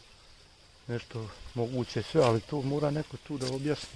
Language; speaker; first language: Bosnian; early bilingual, heritage; Bosnian